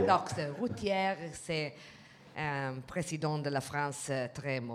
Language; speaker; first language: French; non-native, fluent; Italian